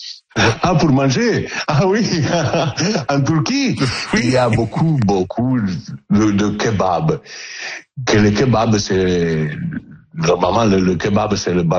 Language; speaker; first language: French; non-native, learner; Italian